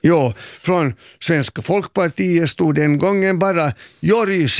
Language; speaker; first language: Swedish; native; Swedish